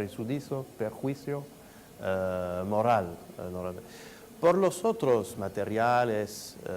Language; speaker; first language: Spanish; non-native, fluent; French